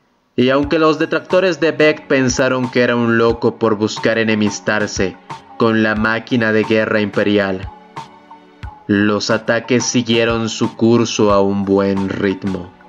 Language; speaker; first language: Spanish; native; Spanish